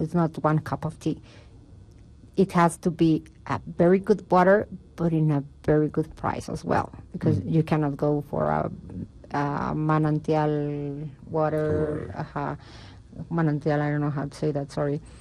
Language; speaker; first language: English; non-native, fluent; Spanish